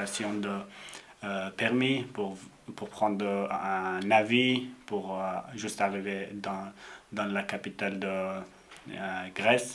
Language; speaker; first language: French; non-native, learner; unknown